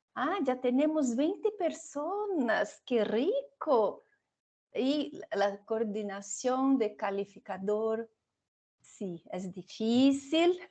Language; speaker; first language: Spanish; non-native, fluent; Portuguese